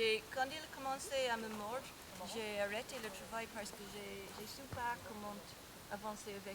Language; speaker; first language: French; non-native, learner; English